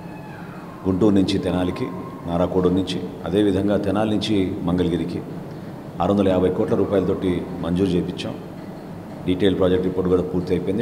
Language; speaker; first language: Telugu; native; Telugu